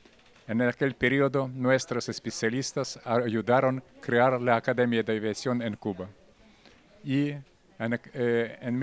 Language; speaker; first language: Spanish; non-native, fluent; Russian